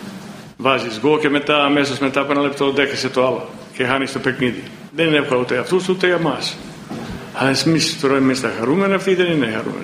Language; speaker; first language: Greek; non-native, fluent; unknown